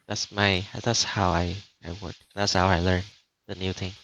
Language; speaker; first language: English; non-native, learner; Vietnamese